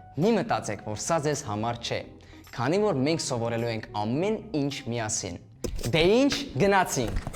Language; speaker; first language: Armenian; early bilingual, heritage; Armenian